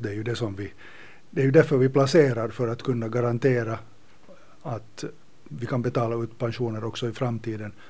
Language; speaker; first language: Swedish; native; Swedish